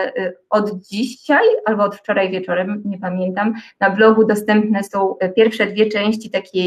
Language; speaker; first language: Polish; native; Polish